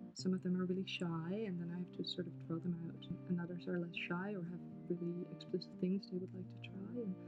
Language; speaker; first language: English; non-native, fluent; Dutch